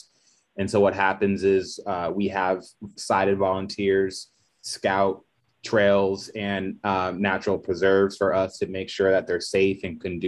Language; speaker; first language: English; native; English